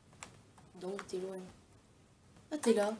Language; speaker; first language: French; native; French